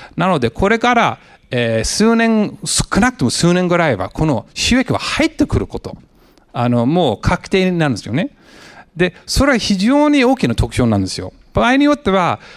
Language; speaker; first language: Japanese; non-native, fluent; English